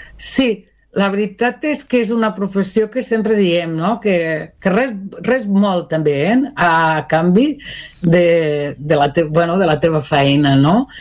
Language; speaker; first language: Catalan; non-native, local second language; Spanish